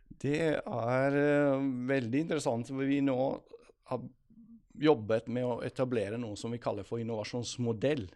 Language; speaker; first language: Norwegian; non-native, fluent; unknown